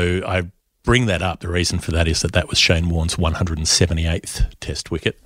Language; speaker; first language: English; native; English